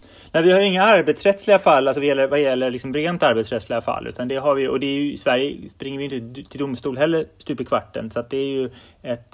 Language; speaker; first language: Swedish; native; Swedish